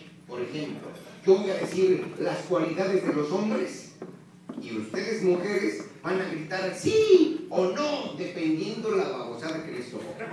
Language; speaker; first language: Spanish; native; Spanish